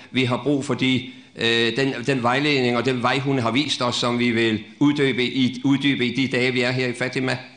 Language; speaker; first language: Danish; native; Danish